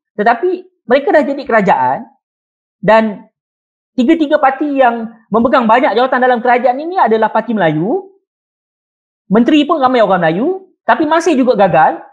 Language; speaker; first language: Malay; native; Malay